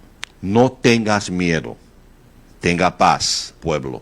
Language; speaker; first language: Spanish; native; Spanish